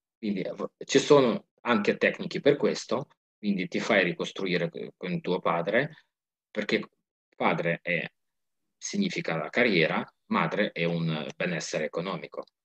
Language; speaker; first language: Italian; non-native, fluent; Ukrainian